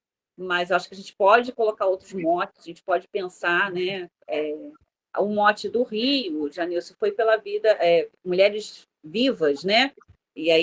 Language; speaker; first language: Portuguese; native; Portuguese